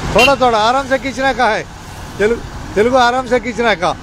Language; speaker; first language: Hindi; non-native, local second language; Telugu